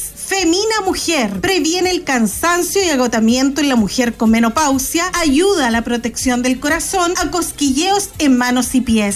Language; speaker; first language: Spanish; native; Spanish